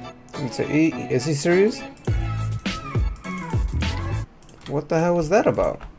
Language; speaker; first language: English; native; English